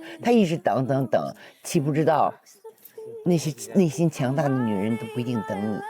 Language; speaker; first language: Chinese; native; Chinese